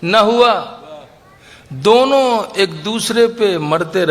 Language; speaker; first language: Urdu; native; Urdu